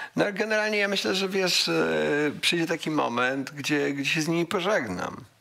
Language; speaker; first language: Polish; native; Polish